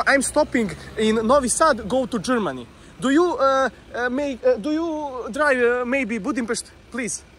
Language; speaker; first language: English; non-native, learner; Serbian